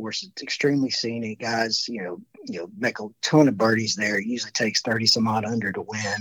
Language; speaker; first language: English; native; English